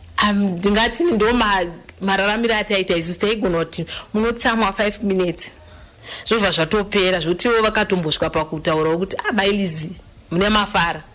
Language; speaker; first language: Shona; native; Shona